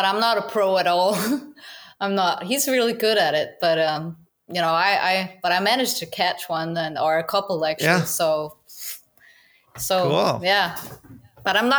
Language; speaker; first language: English; non-native, fluent; Danish